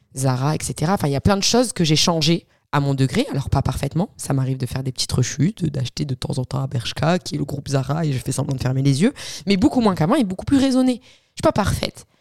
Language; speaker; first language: French; early bilingual, other home language; Arabic